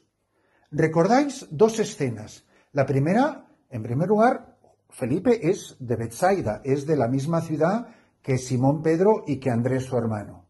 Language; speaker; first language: Spanish; native; Spanish